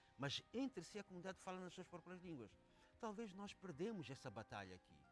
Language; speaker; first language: Portuguese; non-native, local second language; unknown